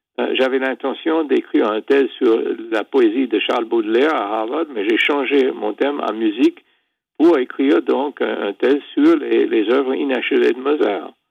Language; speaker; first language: French; non-native, fluent; English